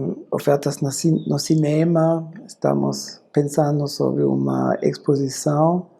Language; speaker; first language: Portuguese; non-native, fluent; German